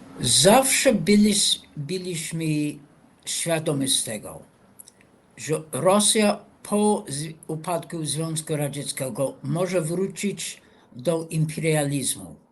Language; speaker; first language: Polish; non-native, fluent; English